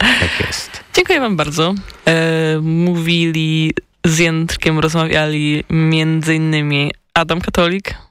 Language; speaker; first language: Polish; native; Polish